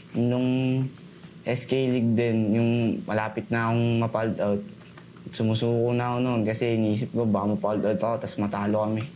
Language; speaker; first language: Filipino; native; Filipino